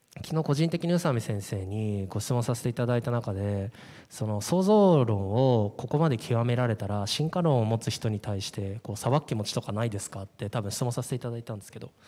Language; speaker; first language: Japanese; native; Japanese